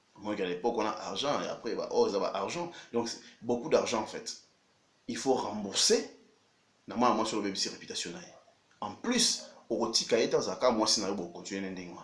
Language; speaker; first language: French; non-native, local second language; Lingala